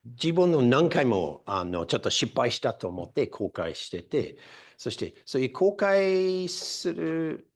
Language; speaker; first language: Japanese; non-native, fluent; English